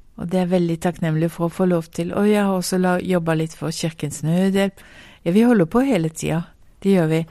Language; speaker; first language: Norwegian; early bilingual, heritage; Norwegian